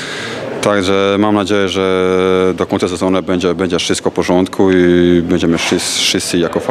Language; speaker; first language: Polish; non-native, fluent; Croatian